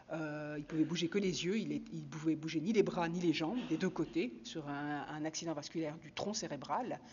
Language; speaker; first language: French; native; French